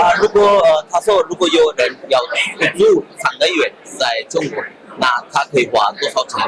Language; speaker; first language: Chinese; non-native, learner; Hindi